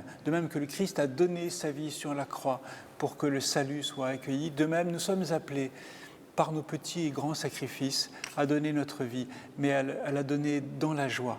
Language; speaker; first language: French; native; French